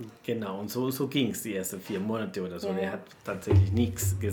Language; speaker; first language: German; non-native, fluent; Spanish